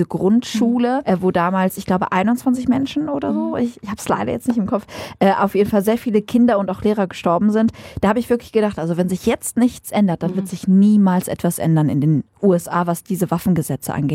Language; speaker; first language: German; native; German